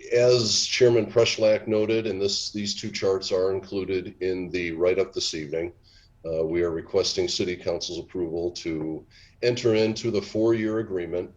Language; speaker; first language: English; native; English